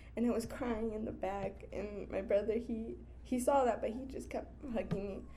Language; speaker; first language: English; early bilingual, other home language; Spanish